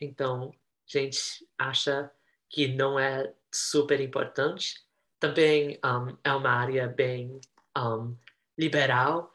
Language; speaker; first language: Portuguese; early bilingual, heritage; Portuguese